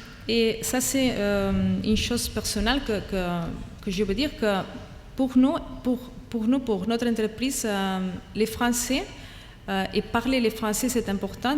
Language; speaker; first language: French; non-native, fluent; Catalan